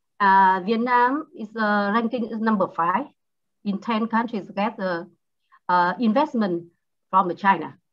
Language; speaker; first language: English; non-native, learner; Vietnamese